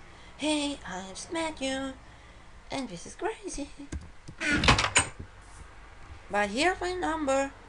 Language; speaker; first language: English; non-native, learner; Lithuanian